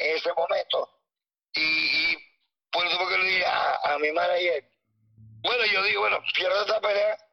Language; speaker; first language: Spanish; native; Spanish